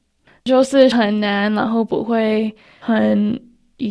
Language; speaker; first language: Chinese; early bilingual, heritage; Chinese